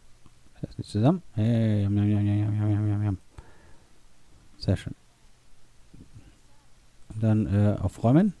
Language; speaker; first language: German; native; German